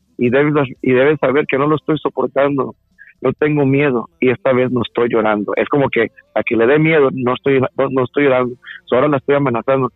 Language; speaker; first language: Spanish; early bilingual, heritage; Spanish